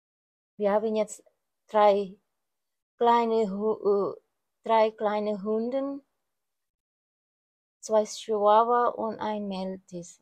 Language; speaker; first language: German; non-native, learner; Filipino